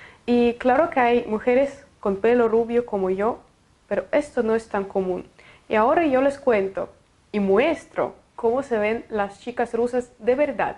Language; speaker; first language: Spanish; non-native, fluent; Russian